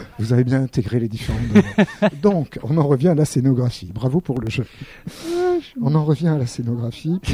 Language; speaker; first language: French; native; French